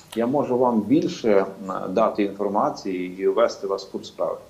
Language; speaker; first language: Ukrainian; native; Ukrainian